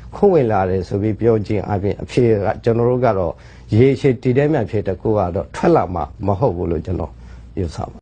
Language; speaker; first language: Burmese; non-native, local second language; Rohingya